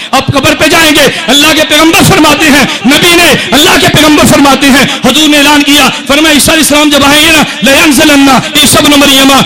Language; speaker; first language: Urdu; non-native, local second language; Punjabi